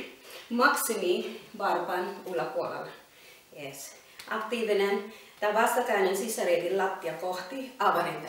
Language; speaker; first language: Finnish; non-native, learner; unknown